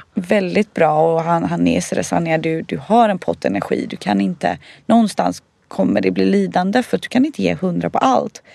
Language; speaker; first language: Swedish; early bilingual, other home language; Bosnian